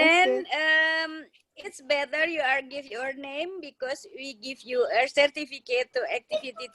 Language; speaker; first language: English; non-native, learner; Indonesian